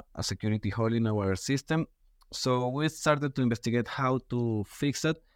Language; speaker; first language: English; non-native, fluent; Spanish